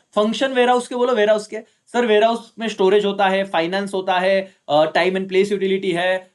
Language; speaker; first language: Hindi; non-native, local second language; Marathi